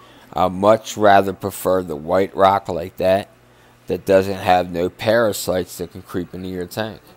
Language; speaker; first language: English; native; English